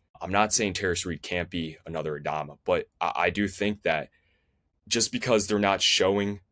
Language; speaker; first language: English; native; English